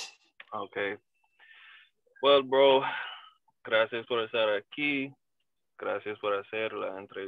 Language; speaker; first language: Spanish; non-native, learner; English